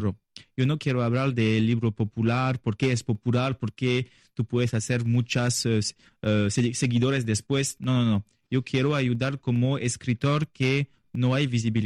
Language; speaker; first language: Spanish; non-native, learner; French